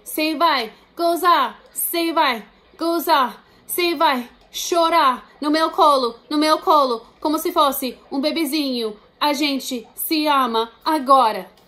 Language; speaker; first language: Portuguese; non-native, fluent; English